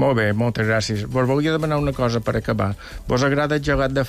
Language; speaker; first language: Catalan; native; Catalan